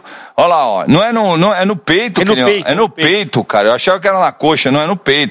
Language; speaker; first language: Portuguese; native; Portuguese